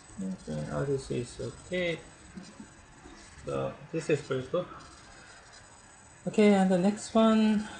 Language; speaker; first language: English; non-native, learner; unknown